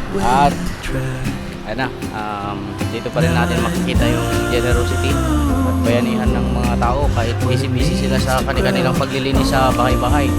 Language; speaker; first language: Filipino; non-native, local second language; Iloko